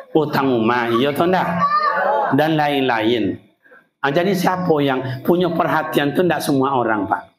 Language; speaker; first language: Malay; native; Malay